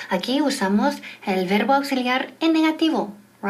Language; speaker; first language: Spanish; non-native, fluent; English